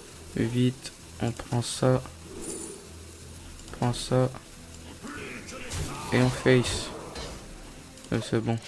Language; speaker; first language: French; native; French